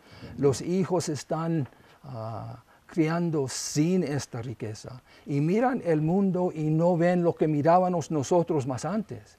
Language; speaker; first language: Spanish; non-native, local second language; English